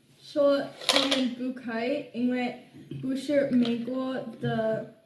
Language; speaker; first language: Chinese; non-native, learner; English